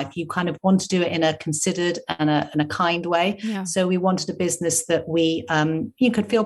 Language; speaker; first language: English; native; English